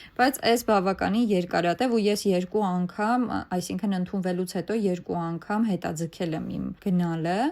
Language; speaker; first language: Armenian; native; Armenian